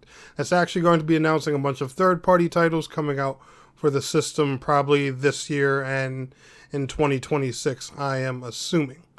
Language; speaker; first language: English; native; English